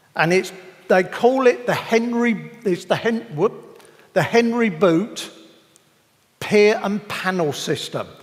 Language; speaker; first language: English; native; English